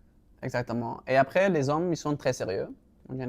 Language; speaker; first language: French; non-native, local second language; Arabic